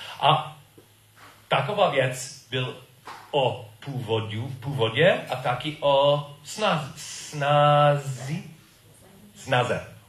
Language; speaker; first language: Czech; non-native, learner; English